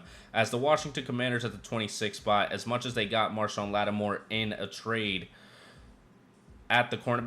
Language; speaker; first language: English; native; English